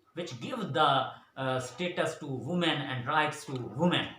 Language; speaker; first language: English; non-native, local second language; Urdu